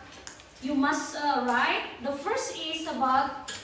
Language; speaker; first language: English; non-native, local second language; Indonesian